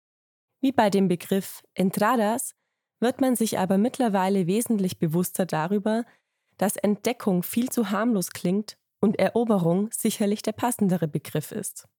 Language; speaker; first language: German; native; German